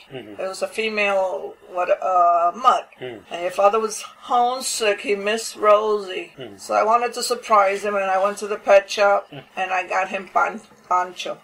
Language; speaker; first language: English; native; English